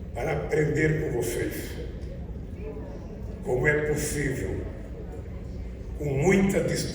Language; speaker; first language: Portuguese; native; Portuguese